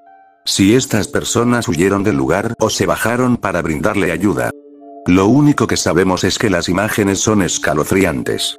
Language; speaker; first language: Spanish; native; Spanish